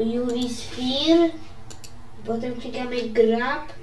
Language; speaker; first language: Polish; early bilingual, heritage; Polish